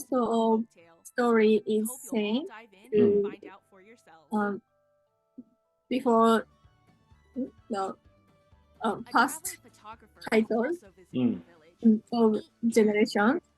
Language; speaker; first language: English; non-native, learner; Japanese